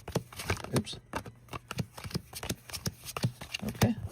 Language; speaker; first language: English; native; English